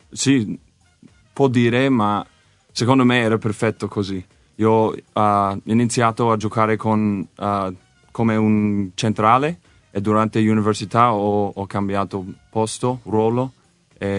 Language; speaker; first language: Italian; non-native, learner; English